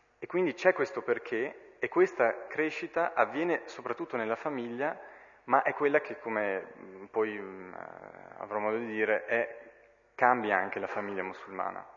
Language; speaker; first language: Italian; early bilingual, other home language; Arabic